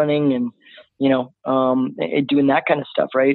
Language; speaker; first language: English; native; English